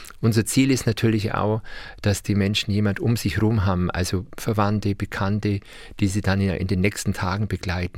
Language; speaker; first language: German; native; German